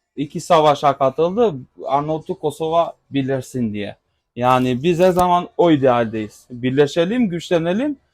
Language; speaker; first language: Turkish; non-native, fluent; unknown